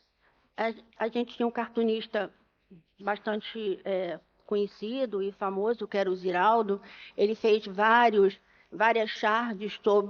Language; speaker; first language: Portuguese; native; Portuguese